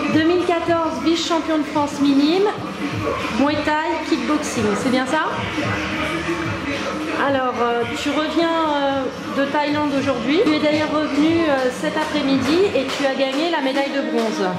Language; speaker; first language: French; native; French